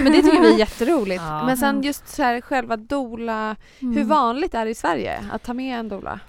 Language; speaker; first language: Swedish; native; Swedish